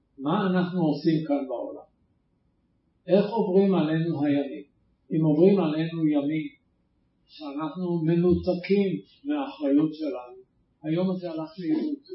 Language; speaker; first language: Hebrew; native; Hebrew